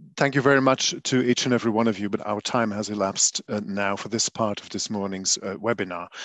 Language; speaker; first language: English; non-native, fluent; Dutch